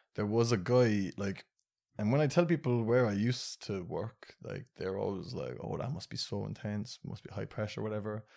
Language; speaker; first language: English; native; English